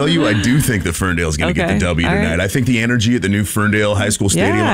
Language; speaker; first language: English; native; English